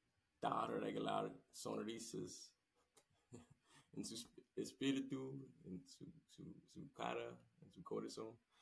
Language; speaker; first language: Spanish; non-native, learner; English